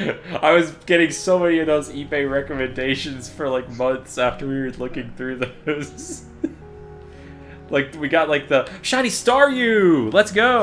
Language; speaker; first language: English; native; English